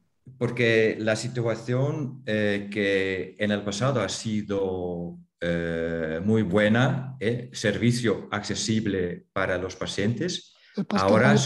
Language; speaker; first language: Spanish; non-native, fluent; Dutch